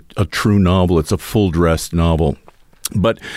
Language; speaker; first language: English; early bilingual, other home language; Russian